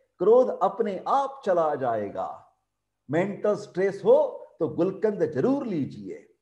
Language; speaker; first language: Hindi; non-native, local second language; Marathi